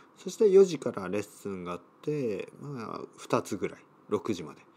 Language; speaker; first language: Japanese; native; Japanese